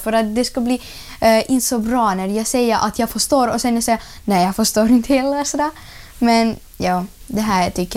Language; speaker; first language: Swedish; early bilingual, other home language; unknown